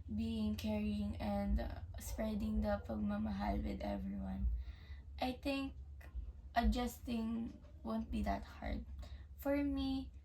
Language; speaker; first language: English; native; English